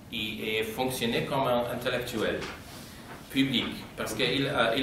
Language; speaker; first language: French; non-native, fluent; Polish